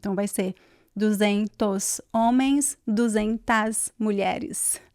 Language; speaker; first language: Portuguese; native; Portuguese